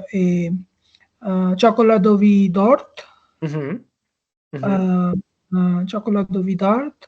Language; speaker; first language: Czech; non-native, learner; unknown